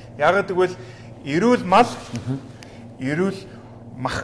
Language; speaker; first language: Mongolian; non-native, fluent; English